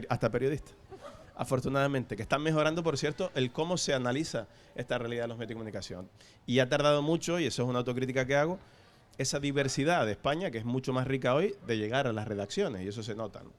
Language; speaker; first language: Spanish; native; Spanish